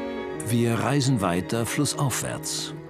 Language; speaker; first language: German; native; German